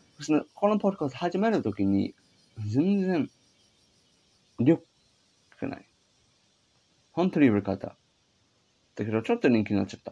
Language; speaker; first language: Japanese; non-native, learner; English